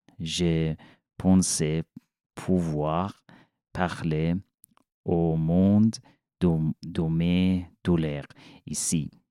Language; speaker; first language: French; non-native, learner; Persian